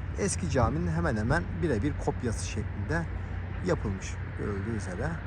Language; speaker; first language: Turkish; native; Turkish